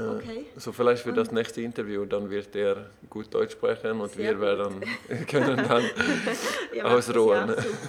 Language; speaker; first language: German; non-native, learner; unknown